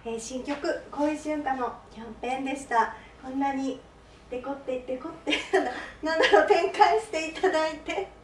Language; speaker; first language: Japanese; native; Japanese